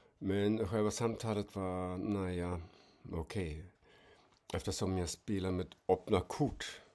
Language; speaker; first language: Swedish; non-native, fluent; German